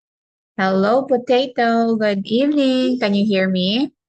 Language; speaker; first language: English; non-native, local second language; Filipino